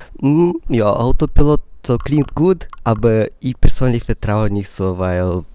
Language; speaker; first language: German; early bilingual, other home language; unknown